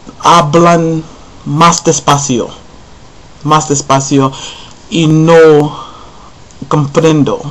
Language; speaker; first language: Spanish; non-native, learner; English